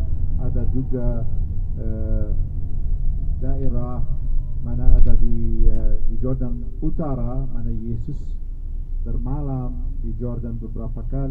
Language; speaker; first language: Indonesian; non-native, fluent; Arabic